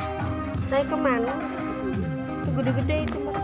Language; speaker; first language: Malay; non-native, local second language; Sundanese